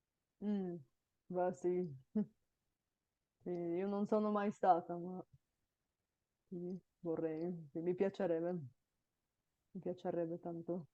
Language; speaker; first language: Italian; non-native, learner; Bulgarian